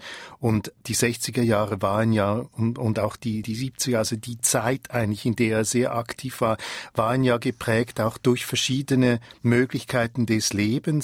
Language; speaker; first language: German; native; German